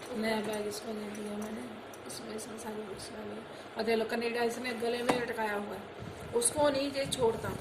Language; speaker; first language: Hindi; non-native, local second language; Punjabi